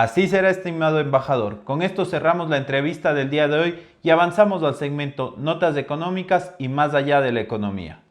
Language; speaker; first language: Spanish; native; Spanish